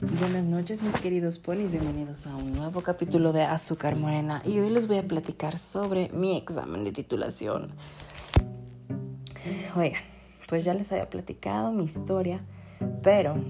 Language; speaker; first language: Spanish; native; Spanish